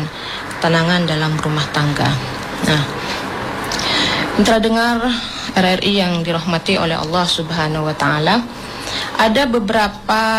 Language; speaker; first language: Indonesian; native; Indonesian